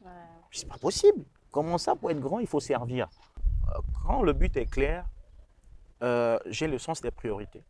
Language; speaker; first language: French; non-native, local second language; Rundi